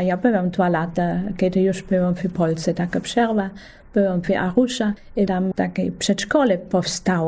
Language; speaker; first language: Polish; non-native, fluent; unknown